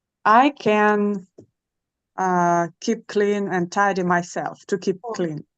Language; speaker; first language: English; non-native, learner; Russian